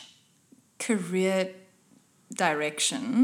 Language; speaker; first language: English; non-native, local second language; Afrikaans